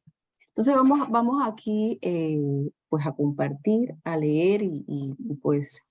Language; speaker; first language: Spanish; native; Spanish